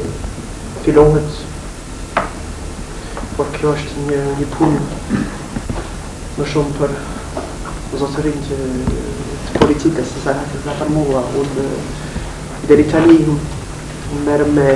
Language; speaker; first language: Albanian; non-native, fluent; English